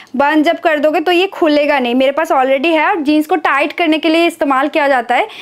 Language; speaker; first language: Hindi; non-native, local second language; Bangla